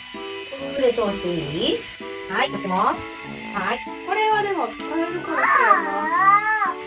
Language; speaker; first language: Japanese; native; Japanese